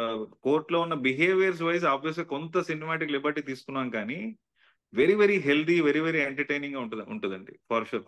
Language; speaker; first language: Telugu; native; Telugu